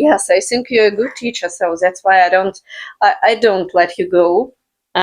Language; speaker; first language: English; non-native, fluent; Russian